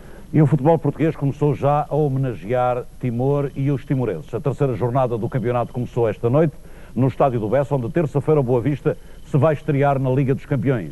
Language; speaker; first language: Portuguese; native; Portuguese